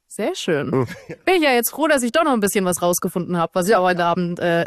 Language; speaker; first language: German; native; German